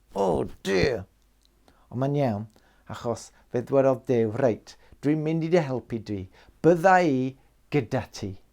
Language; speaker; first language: Welsh; non-native, local second language; English